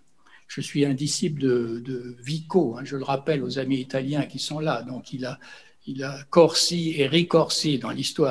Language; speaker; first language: French; native; French